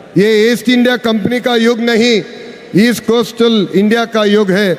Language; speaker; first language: Hindi; non-native, local second language; Telugu